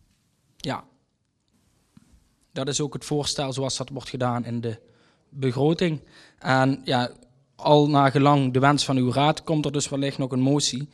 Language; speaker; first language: Dutch; native; Dutch